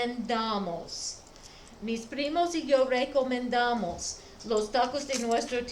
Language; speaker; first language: Spanish; non-native, fluent; English